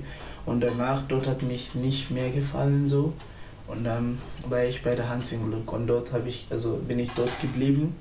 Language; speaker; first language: German; non-native, learner; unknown